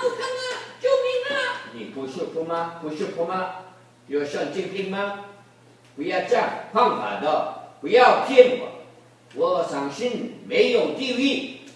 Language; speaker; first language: Chinese; non-native, learner; Korean